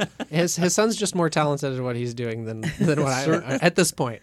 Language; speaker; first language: English; early bilingual, other home language; Russian